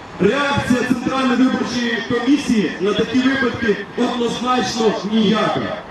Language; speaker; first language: Ukrainian; native; Ukrainian